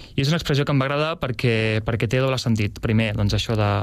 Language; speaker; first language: Catalan; native; Catalan